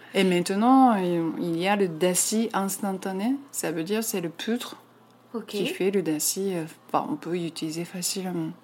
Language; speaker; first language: French; non-native, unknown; Japanese